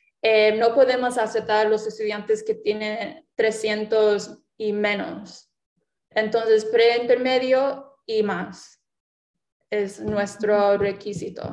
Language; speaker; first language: Spanish; non-native, fluent; English